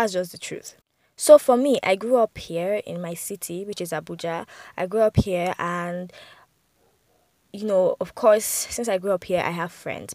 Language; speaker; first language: English; non-native, local second language; Yoruba